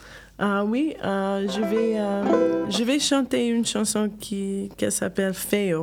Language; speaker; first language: French; non-native, learner; English